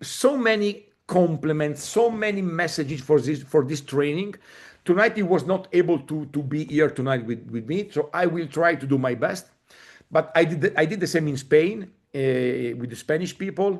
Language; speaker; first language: English; non-native, fluent; Italian